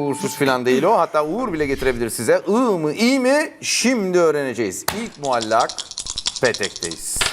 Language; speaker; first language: Turkish; native; Turkish